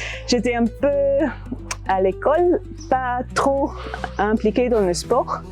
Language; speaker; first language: French; non-native, fluent; English